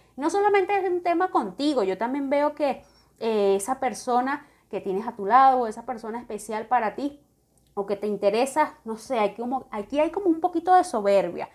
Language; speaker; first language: Spanish; native; Spanish